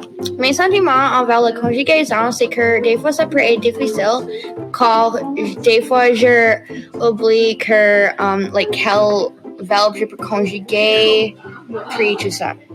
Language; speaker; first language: French; non-native, learner; English